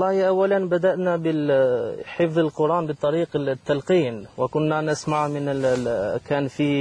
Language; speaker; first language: Arabic; non-native, fluent; Albanian